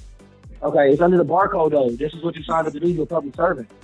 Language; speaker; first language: English; native; English